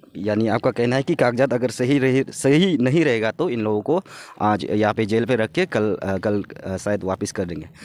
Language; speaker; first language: Hindi; non-native, local second language; Adi